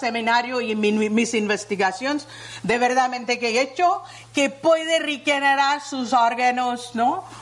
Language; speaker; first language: Spanish; non-native, learner; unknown